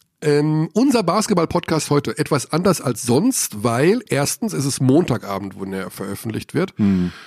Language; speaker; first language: German; native; German